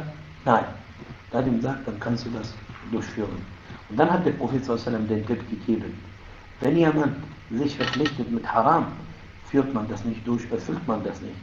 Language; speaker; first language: German; non-native, fluent; Arabic